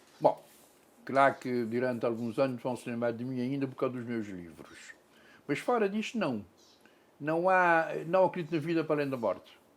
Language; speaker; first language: Portuguese; non-native, local second language; Kabuverdianu